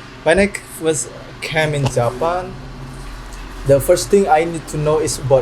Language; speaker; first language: English; non-native, learner; Indonesian